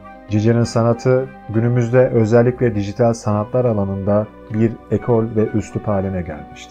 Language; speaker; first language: Turkish; native; Turkish